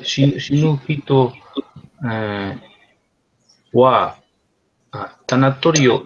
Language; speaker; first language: Japanese; non-native, learner; Spanish